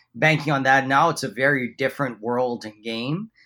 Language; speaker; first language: English; native; English